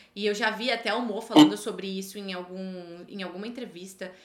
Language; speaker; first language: Portuguese; native; Portuguese